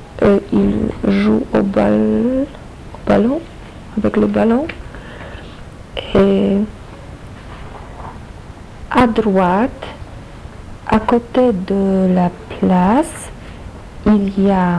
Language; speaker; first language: French; non-native, learner; Polish